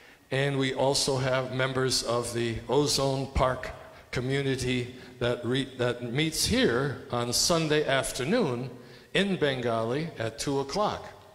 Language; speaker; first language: English; native; English